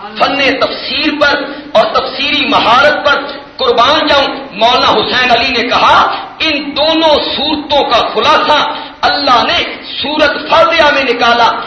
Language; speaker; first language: Urdu; non-native, local second language; Punjabi